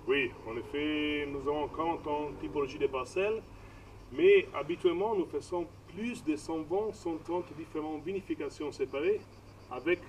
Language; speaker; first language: French; non-native, fluent; Italian